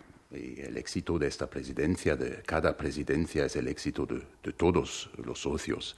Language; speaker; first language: Spanish; non-native, fluent; German